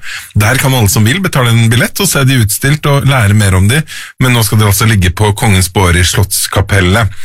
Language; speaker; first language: Norwegian; native; Norwegian